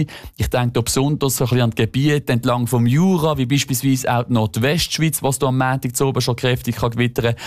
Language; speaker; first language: German; native; German